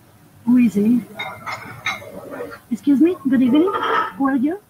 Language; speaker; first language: English; non-native, fluent; Italian